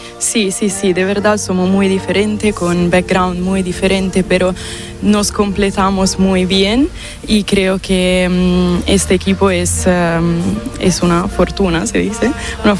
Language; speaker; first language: Spanish; non-native, fluent; Italian